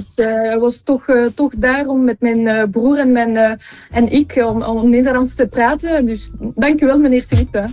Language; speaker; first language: Dutch; non-native, local second language; French